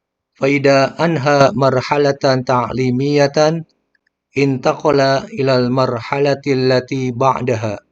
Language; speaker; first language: Arabic; non-native, fluent; Indonesian